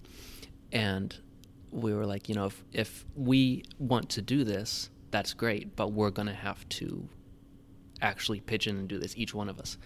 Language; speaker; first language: English; native; English